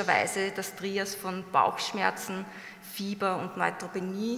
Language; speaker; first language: German; native; German